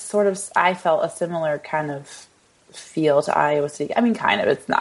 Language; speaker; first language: English; native; English